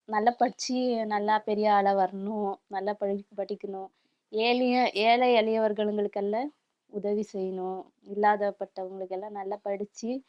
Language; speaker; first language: Tamil; non-native, local second language; Kannada